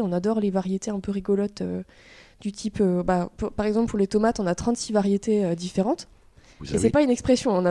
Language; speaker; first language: French; native; French